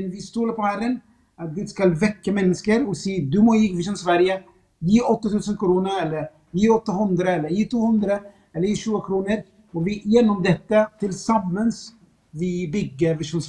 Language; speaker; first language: Swedish; non-native, fluent; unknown